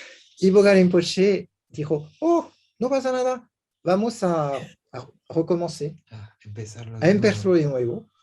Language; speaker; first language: Spanish; non-native, learner; French